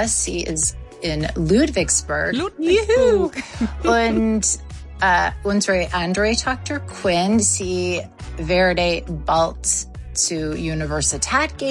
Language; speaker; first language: German; non-native, learner; English